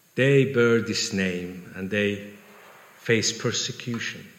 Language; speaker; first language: English; non-native, fluent; Persian